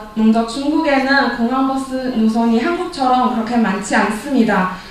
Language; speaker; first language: Korean; non-native, fluent; Chinese